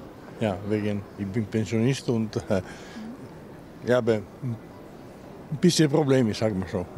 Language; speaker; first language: German; non-native, learner; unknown